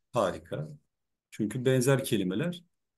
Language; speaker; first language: Turkish; native; Turkish